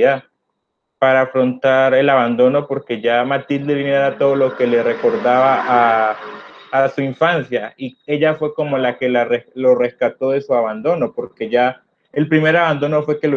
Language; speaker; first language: Spanish; native; Spanish